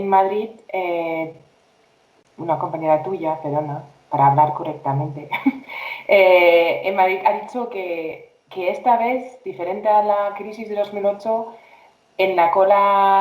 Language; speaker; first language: Spanish; non-native, fluent; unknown